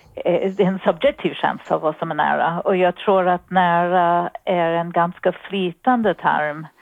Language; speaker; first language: Swedish; non-native, fluent; English